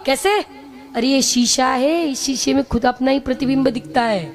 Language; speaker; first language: Hindi; non-native, local second language; Marathi